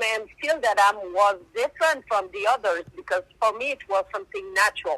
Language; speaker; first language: English; non-native, fluent; French